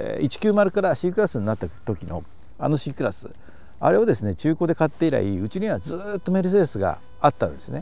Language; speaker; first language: Japanese; native; Japanese